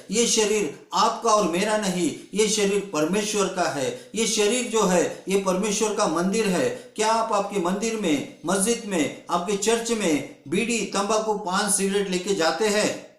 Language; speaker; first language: Hindi; non-native, local second language; Kannada